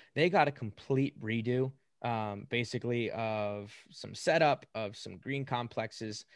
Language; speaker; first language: English; native; English